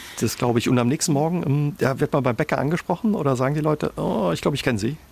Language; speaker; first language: German; native; German